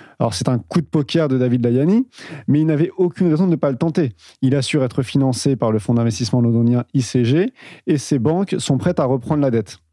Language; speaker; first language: French; native; French